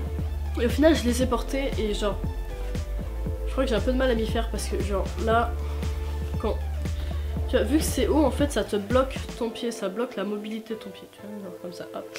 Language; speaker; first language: French; native; French